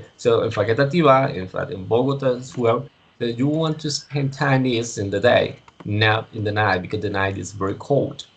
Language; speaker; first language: English; non-native, learner; Spanish